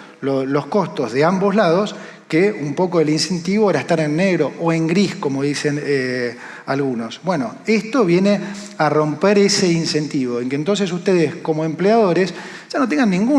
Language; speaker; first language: Spanish; native; Spanish